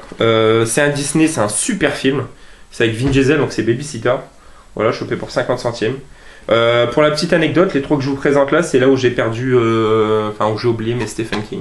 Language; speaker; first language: French; native; French